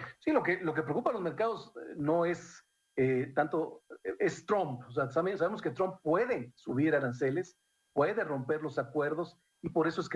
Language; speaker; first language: Spanish; native; Spanish